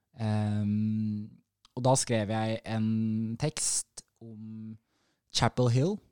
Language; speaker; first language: Norwegian; early bilingual, other home language; Somali